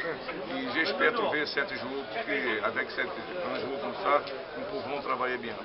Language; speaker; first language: French; non-native, learner; Portuguese